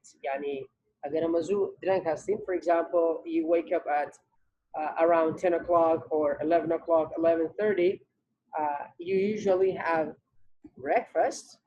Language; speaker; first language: English; non-native, fluent; Central Kurdish